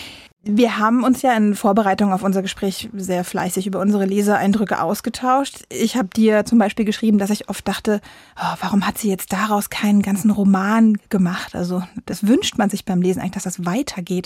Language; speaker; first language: German; native; German